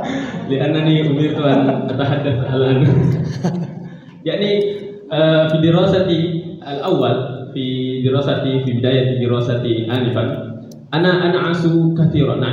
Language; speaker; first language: Arabic; non-native, learner; Indonesian